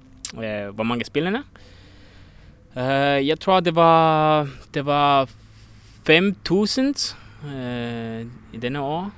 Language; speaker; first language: Danish; non-native, learner; Estonian